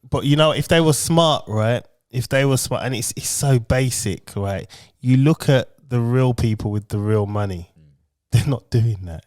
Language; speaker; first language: English; native; English